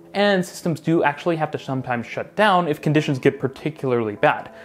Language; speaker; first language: English; native; English